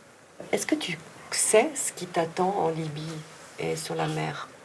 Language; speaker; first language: French; native; French